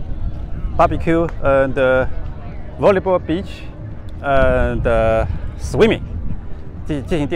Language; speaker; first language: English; non-native, learner; Chinese